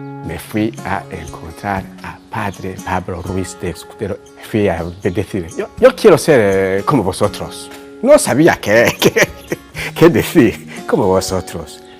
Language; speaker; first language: Spanish; non-native, local second language; Kinyarwanda